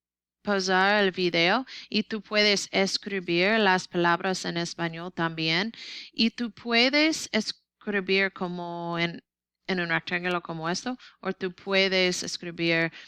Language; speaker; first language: Spanish; non-native, learner; English